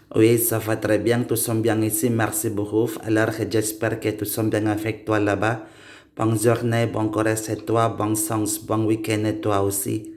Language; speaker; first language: French; non-native, learner; Indonesian